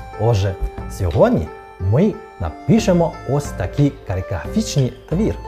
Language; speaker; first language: Ukrainian; non-native, fluent; Chinese